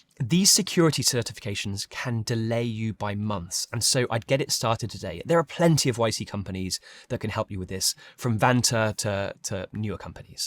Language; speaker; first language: English; native; English